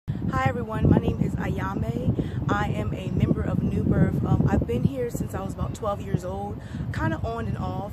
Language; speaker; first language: English; native; English